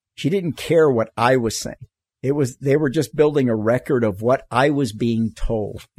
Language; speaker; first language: English; native; English